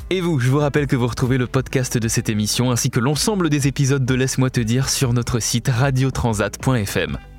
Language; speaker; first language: French; native; French